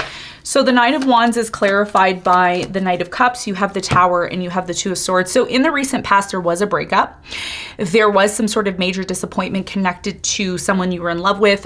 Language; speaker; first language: English; native; English